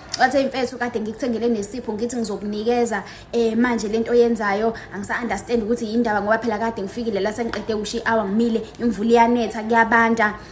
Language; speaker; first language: Zulu; native; Zulu